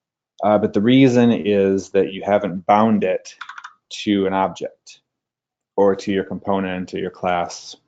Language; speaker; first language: English; native; English